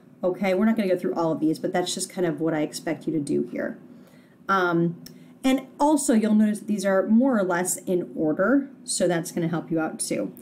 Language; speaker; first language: English; native; English